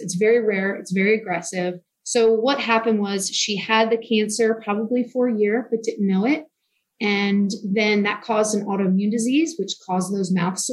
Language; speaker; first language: English; native; English